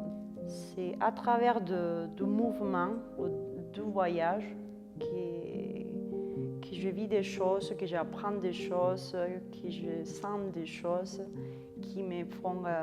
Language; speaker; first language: French; non-native, fluent; Spanish